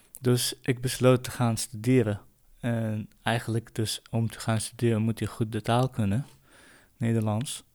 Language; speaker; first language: Dutch; non-native, fluent; Kurdish